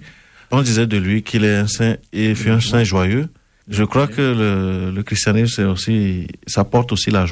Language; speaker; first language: French; non-native, local second language; Ewe